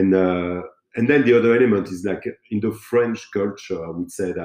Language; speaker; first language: English; non-native, fluent; French